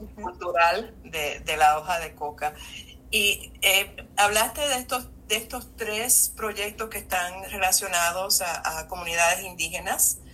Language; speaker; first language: Spanish; native; Spanish